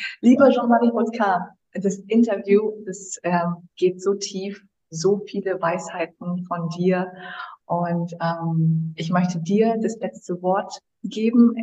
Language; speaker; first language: German; early bilingual, other home language; Vietnamese